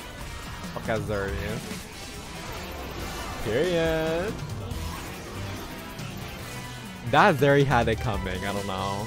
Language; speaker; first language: English; native; English